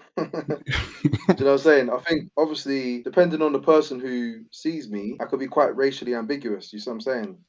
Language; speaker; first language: English; native; English